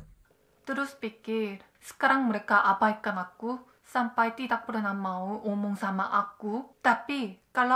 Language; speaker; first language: Indonesian; non-native, learner; Korean